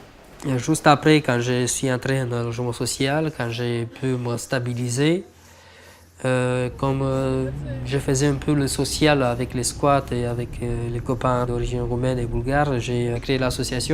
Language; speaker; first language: French; non-native, fluent; Romanian